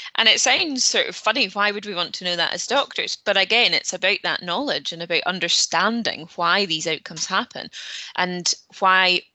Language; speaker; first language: English; native; English